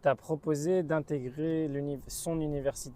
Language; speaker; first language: French; native; French